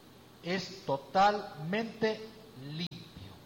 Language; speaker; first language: Spanish; native; Spanish